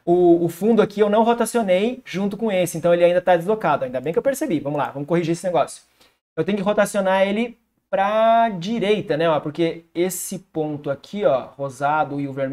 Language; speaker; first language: Portuguese; native; Portuguese